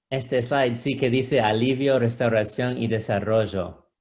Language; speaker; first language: Spanish; non-native, fluent; English